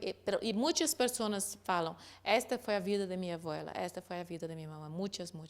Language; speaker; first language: Spanish; non-native, learner; Portuguese